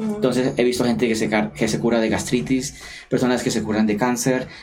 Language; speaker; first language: Spanish; native; Spanish